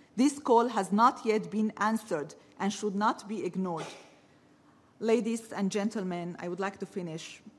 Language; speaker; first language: English; early bilingual, other home language; Arabic